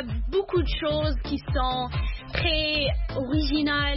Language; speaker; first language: French; non-native, learner; Arabic